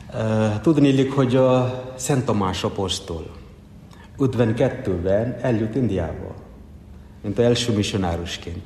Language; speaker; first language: Hungarian; non-native, fluent; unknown